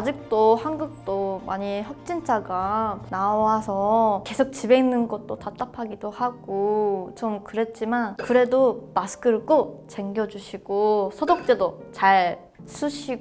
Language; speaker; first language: Korean; non-native, fluent; Japanese